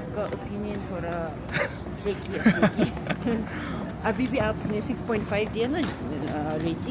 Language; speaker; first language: Hindi; non-native, learner; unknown